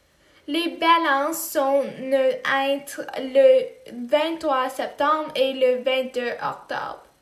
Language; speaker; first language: French; non-native, learner; English